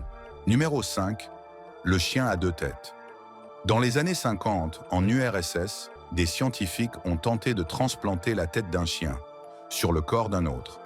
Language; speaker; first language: French; native; French